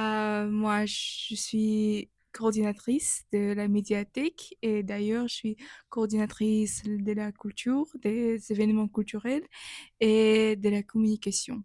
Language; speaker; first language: French; non-native, fluent; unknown